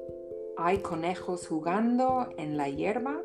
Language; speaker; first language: Spanish; non-native, fluent; English